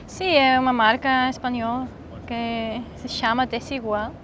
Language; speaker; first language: Portuguese; non-native, fluent; Swiss German